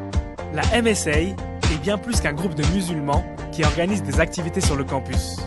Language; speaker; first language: French; native; French